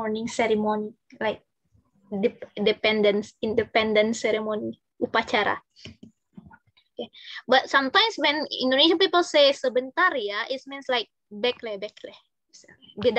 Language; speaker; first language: English; non-native, fluent; Indonesian